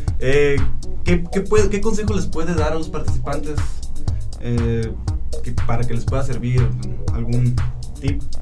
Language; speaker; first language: Spanish; native; Spanish